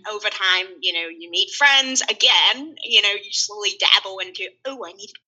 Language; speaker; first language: English; non-native, local second language; Cantonese